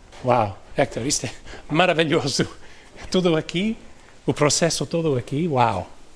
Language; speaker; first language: Spanish; non-native, learner; English